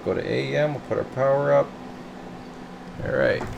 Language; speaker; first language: English; native; English